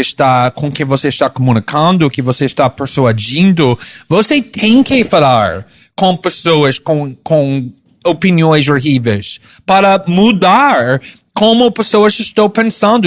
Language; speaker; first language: Portuguese; non-native, fluent; English